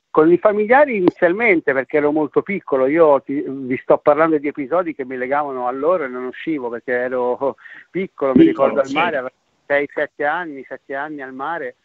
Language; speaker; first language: Italian; native; Italian